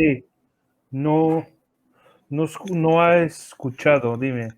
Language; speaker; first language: Spanish; non-native, learner; Portuguese